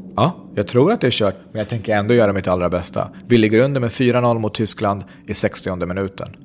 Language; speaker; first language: Swedish; early bilingual, other home language; Central Kurdish